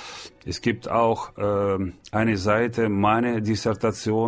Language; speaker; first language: German; non-native, learner; Russian